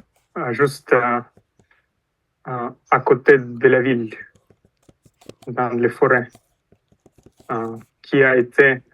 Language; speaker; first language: French; non-native, fluent; Russian